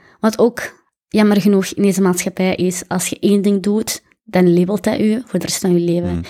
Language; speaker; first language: Dutch; early bilingual, other home language; Arabic